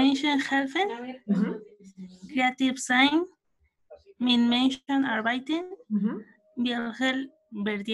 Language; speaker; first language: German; non-native, learner; Spanish